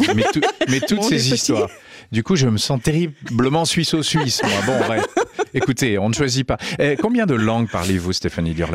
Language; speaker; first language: French; native; French